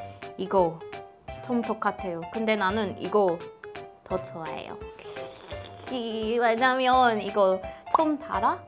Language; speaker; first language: Korean; non-native, learner; Filipino